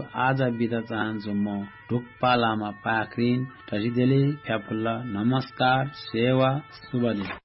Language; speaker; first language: Nepali; non-native, local second language; Eastern Tamang